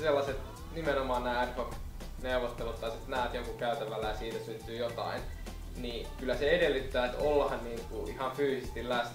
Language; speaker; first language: Finnish; native; Finnish